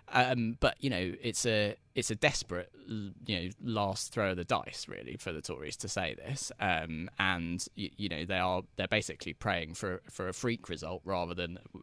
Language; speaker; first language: English; native; English